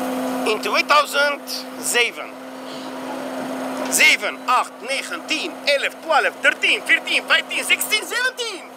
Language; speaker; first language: Dutch; non-native, learner; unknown